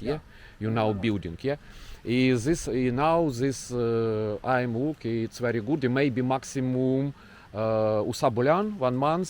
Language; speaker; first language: English; non-native, learner; Ukrainian